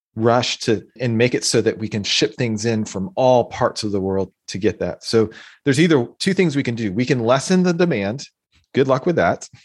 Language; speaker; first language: English; native; English